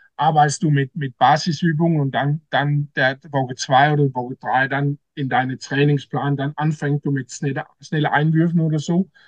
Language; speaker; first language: German; non-native, learner; Danish